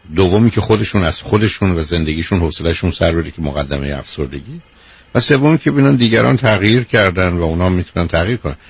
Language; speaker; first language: Persian; native; Persian